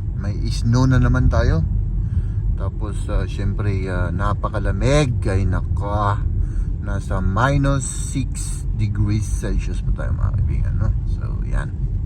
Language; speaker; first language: Filipino; native; Filipino